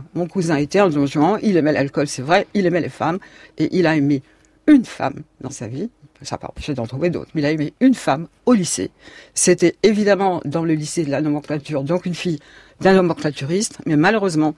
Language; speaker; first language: French; native; French